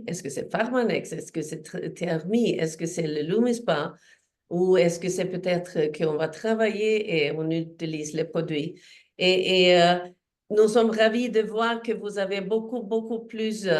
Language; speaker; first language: French; non-native, fluent; Swedish